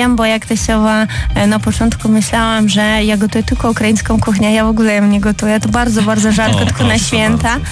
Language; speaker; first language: Polish; non-native, fluent; Ukrainian